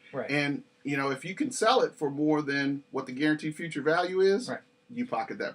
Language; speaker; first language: English; native; English